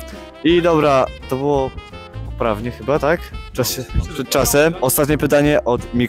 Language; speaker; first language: Polish; native; Polish